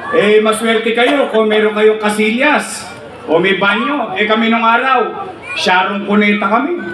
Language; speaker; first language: Filipino; native; Filipino